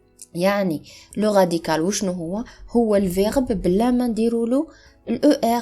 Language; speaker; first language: Arabic; native; Arabic